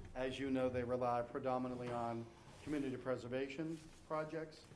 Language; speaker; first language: English; native; English